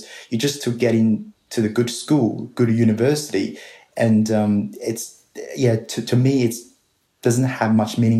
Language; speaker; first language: English; non-native, fluent; Chinese